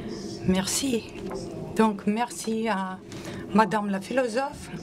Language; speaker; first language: French; non-native, local second language; Latvian